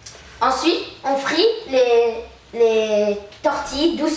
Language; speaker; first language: French; non-native, learner; English